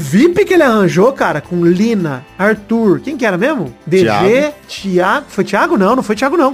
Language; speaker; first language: Portuguese; native; Portuguese